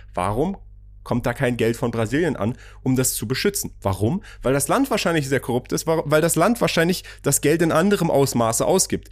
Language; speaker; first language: German; early bilingual, other home language; Persian